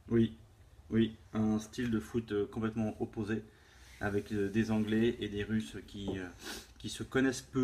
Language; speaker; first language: French; native; French